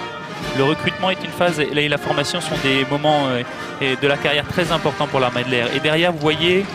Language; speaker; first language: French; native; French